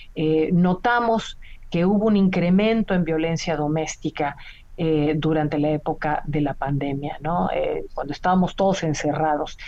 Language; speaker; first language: Spanish; native; Spanish